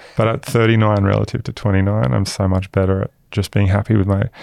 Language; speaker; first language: English; native; English